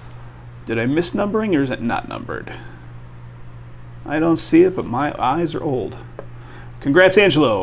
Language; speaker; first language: English; native; English